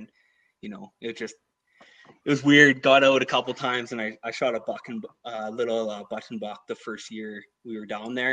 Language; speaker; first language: English; native; English